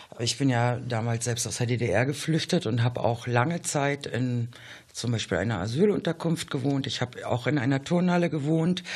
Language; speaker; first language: German; native; German